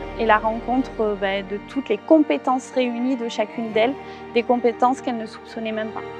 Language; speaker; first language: French; native; French